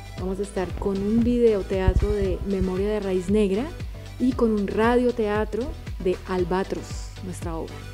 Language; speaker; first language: Spanish; native; Spanish